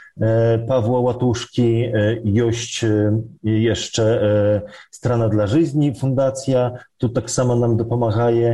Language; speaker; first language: Polish; non-native, local second language; Belarusian